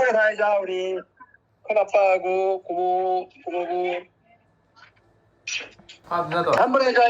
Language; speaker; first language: Korean; native; Korean